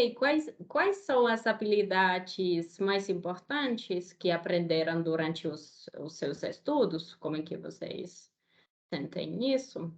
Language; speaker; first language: Portuguese; non-native, fluent; Finnish